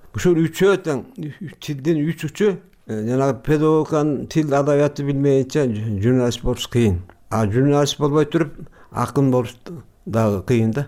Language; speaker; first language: Kyrgyz; native; Kyrgyz